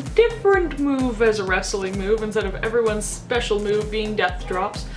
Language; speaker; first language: English; native; English